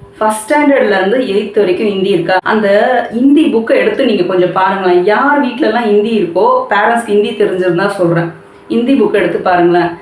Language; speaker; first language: Tamil; non-native, local second language; Telugu